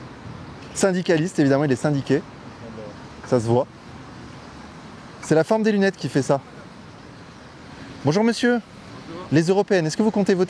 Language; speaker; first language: French; native; French